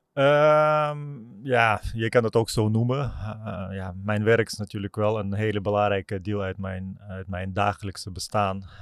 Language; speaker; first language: Dutch; non-native, fluent; Russian